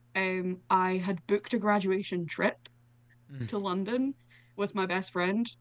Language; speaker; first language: English; native; English